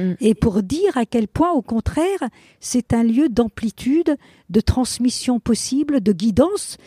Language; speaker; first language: French; non-native, fluent; Spanish